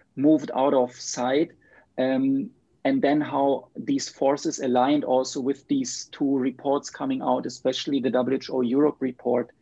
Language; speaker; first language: English; non-native, fluent; German